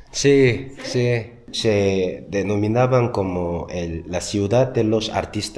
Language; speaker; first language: Spanish; non-native, fluent; Korean